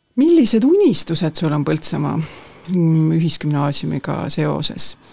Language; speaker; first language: Estonian; native; Estonian